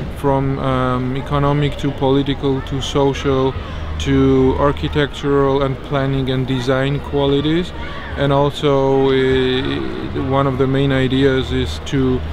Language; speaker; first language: English; non-native, fluent; Georgian